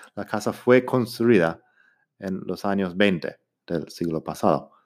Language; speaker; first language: Spanish; non-native, fluent; English